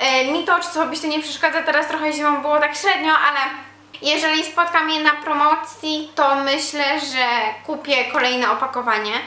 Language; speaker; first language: Polish; native; Polish